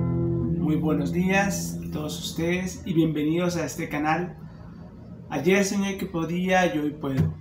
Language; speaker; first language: Spanish; native; Spanish